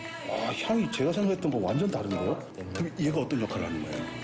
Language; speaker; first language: Korean; native; Korean